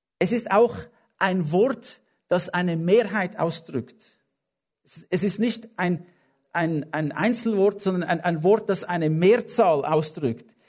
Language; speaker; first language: German; non-native, fluent; English